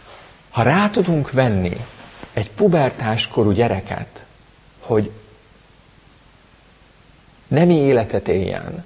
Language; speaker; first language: Hungarian; native; Hungarian